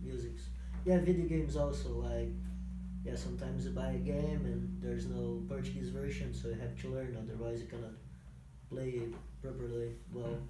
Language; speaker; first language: English; non-native, fluent; Portuguese